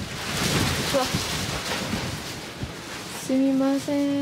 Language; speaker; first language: Japanese; non-native, learner; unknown